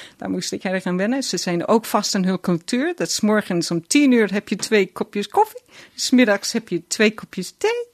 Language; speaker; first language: Dutch; non-native, fluent; English